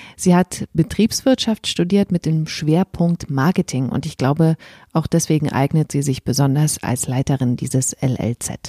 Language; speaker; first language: German; native; German